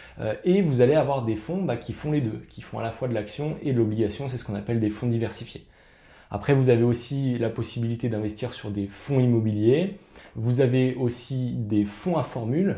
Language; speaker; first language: French; native; French